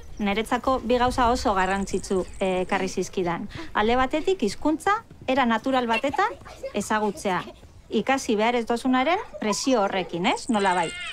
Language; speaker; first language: Basque; non-native, local second language; Spanish